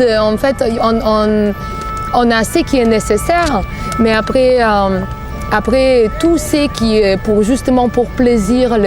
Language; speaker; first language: French; non-native, fluent; Bulgarian